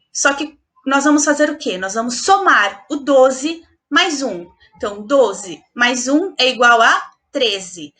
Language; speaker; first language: Portuguese; native; Portuguese